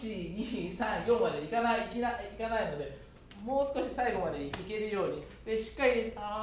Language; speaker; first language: Japanese; native; Japanese